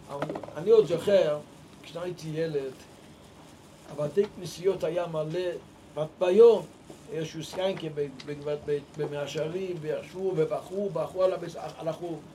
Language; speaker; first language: Hebrew; non-native, local second language; Yiddish